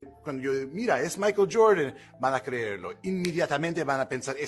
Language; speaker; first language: Spanish; non-native, fluent; English